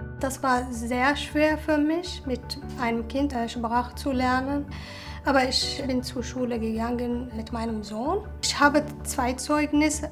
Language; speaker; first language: German; non-native, fluent; Arabic